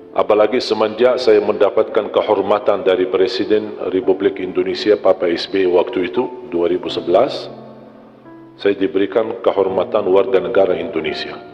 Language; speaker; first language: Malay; non-native, fluent; Arabic